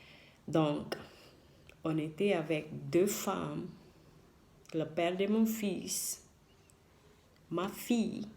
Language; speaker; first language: French; non-native, learner; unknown